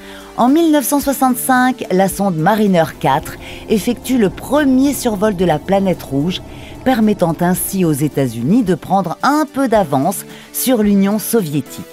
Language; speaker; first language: French; native; French